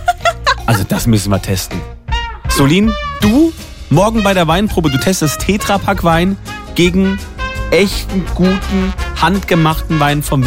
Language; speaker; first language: German; native; German